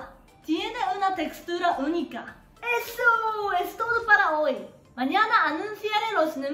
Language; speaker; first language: Spanish; non-native, fluent; Japanese